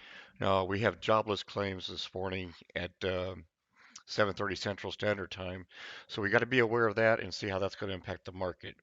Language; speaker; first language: English; native; English